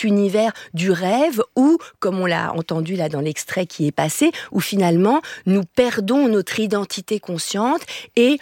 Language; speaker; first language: French; native; French